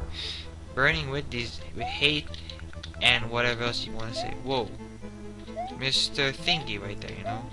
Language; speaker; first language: English; native; English